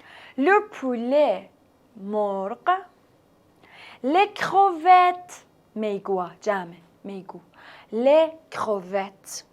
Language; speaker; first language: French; non-native, fluent; Persian